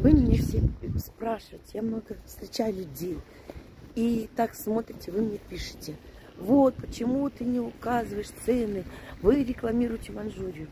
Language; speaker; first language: Russian; native; Russian